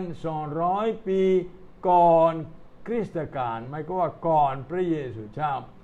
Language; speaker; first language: Thai; non-native, fluent; Italian